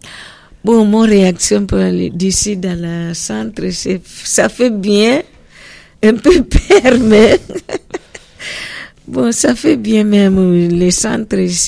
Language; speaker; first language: French; non-native, learner; Portuguese